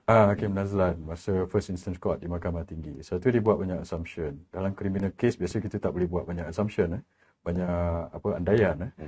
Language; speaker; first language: Malay; native; Malay